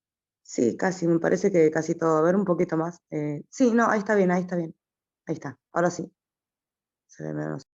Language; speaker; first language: Spanish; native; Spanish